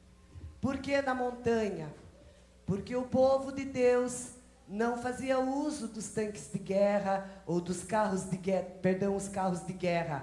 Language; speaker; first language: Portuguese; native; Portuguese